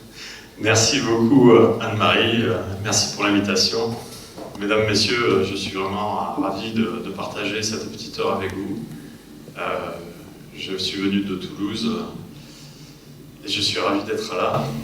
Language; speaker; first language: French; native; French